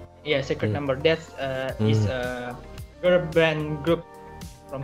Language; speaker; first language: English; non-native, learner; Indonesian